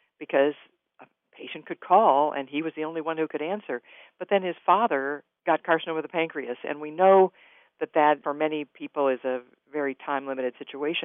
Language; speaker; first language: English; native; English